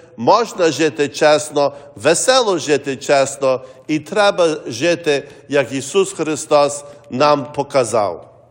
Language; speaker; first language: Ukrainian; early bilingual, heritage; Ukrainian